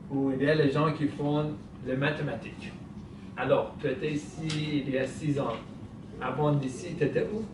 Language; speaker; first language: French; non-native, fluent; Persian